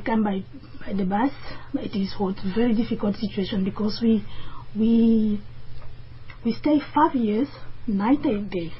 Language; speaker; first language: English; non-native, learner; French